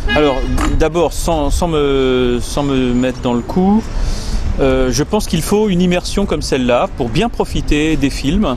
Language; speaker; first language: French; native; French